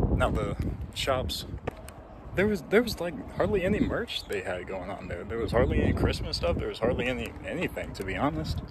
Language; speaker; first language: English; native; English